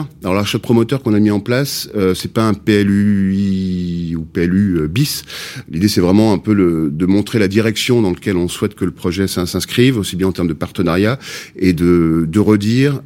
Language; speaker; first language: French; native; French